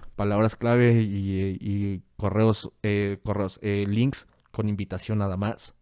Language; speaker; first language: Spanish; native; Spanish